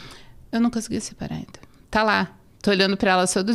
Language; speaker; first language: Portuguese; native; Portuguese